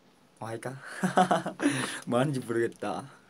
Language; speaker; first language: Korean; non-native, fluent; Chinese